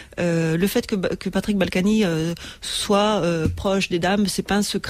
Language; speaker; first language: French; native; French